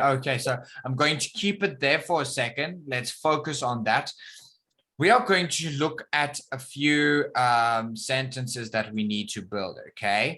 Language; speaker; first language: English; non-native, fluent; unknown